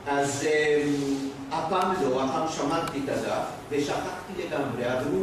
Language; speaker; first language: Hebrew; non-native, fluent; Spanish